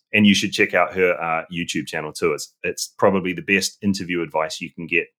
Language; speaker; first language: English; native; English